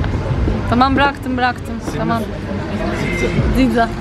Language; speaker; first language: Turkish; non-native, fluent; Albanian